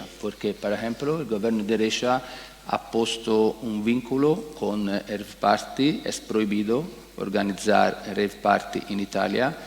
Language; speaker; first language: Spanish; non-native, learner; Italian